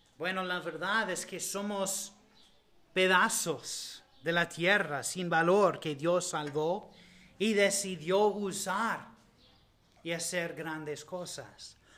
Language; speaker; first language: Spanish; non-native, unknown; English